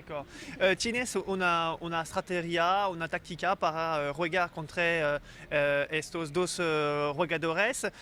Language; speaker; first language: Spanish; non-native, learner; French